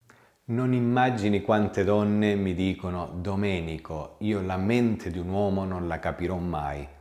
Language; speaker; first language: Italian; native; Italian